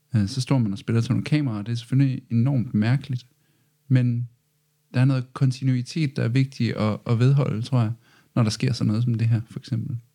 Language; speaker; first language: Danish; native; Danish